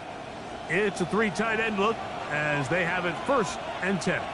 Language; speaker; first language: English; native; English